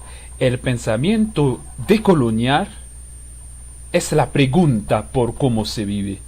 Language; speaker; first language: Spanish; non-native, fluent; Haitian Creole